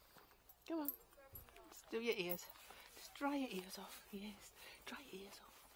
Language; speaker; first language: English; native; English